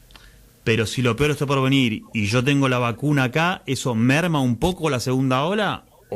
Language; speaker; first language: Spanish; native; Spanish